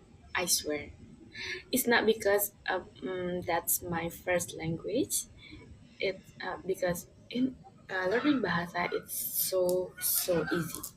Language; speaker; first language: English; non-native, learner; Indonesian